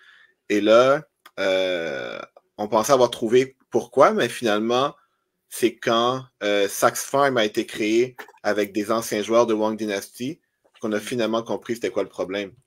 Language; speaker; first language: French; native; French